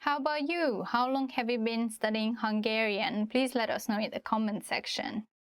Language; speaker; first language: English; non-native, fluent; Hungarian